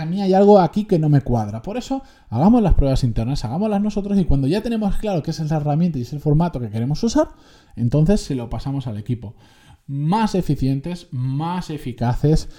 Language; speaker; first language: Spanish; native; Spanish